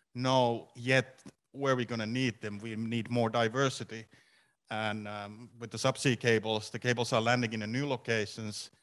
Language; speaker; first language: English; non-native, fluent; Finnish